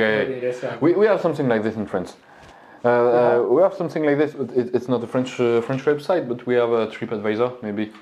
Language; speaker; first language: English; non-native, learner; French